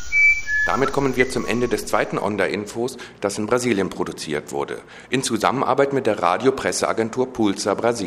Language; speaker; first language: German; native; German